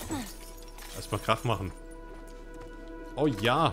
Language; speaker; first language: German; native; German